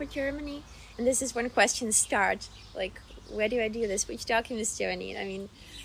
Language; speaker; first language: English; non-native, fluent; Russian